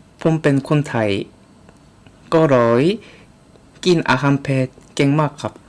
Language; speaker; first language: Thai; non-native, learner; Korean